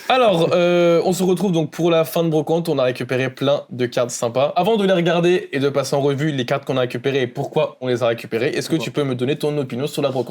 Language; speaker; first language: French; native; French